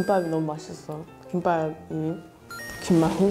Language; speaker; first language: Korean; early bilingual, other home language; English